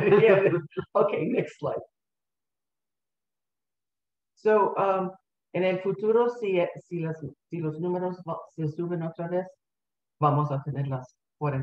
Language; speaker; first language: Spanish; early bilingual, heritage; Spanish